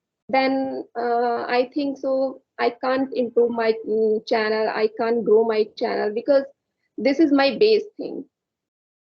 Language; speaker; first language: English; non-native, learner; Hindi